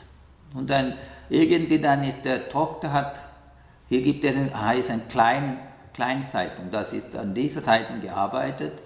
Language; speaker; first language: German; non-native, learner; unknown